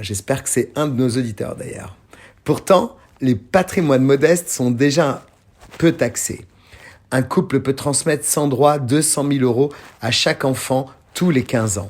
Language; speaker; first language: French; native; French